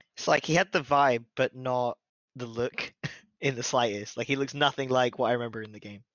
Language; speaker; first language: English; native; English